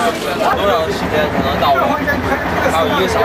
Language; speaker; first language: Chinese; native; Chinese